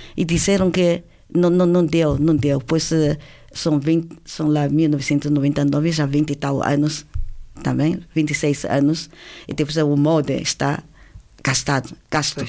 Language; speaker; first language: Portuguese; non-native, fluent; Chinese